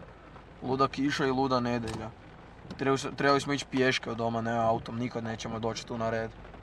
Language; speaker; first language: Croatian; native; Croatian